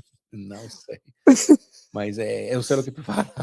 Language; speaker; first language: Portuguese; non-native, fluent; Spanish